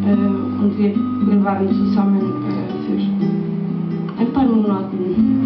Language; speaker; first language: German; non-native, learner; Icelandic